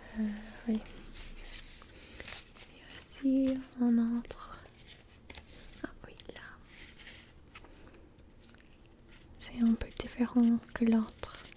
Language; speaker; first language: French; non-native, learner; English